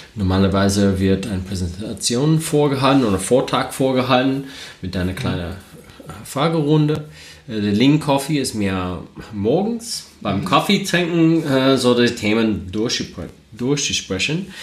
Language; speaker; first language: German; non-native, learner; English